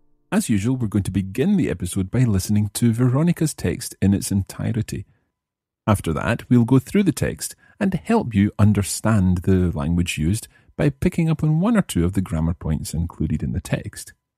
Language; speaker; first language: English; native; English